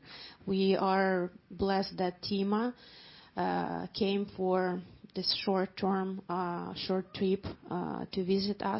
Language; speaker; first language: English; non-native, fluent; Ukrainian